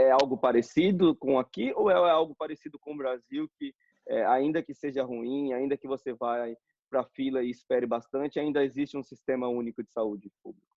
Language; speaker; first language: Portuguese; native; Portuguese